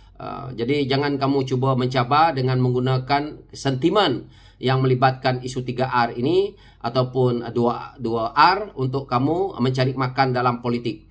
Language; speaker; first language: Malay; non-native, local second language; Iban